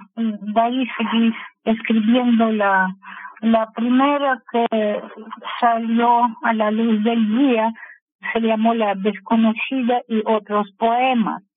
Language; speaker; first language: Spanish; non-native, fluent; Russian